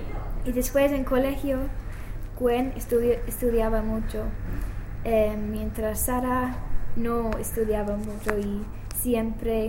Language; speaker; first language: Spanish; non-native, learner; English